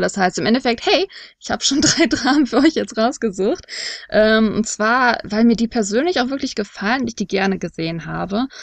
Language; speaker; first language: German; native; German